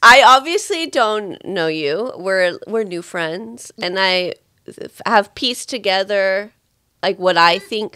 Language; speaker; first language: English; early bilingual, other home language; Spanish